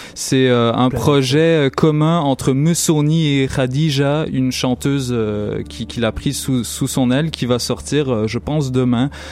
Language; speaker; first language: French; native; French